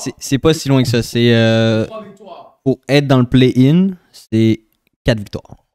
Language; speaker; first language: French; native; French